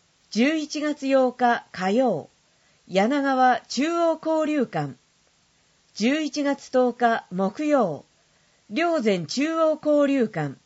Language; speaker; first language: Japanese; native; Japanese